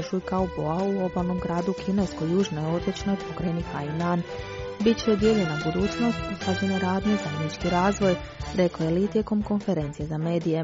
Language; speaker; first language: Croatian; native; Croatian